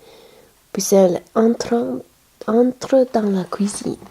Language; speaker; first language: French; non-native, learner; English